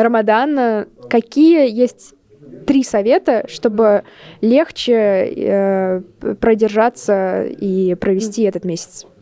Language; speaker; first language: Russian; native; Russian